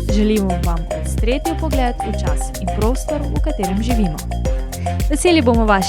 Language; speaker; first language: Slovenian; native; Slovenian